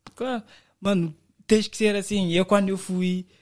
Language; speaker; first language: Portuguese; non-native, local second language; Kabuverdianu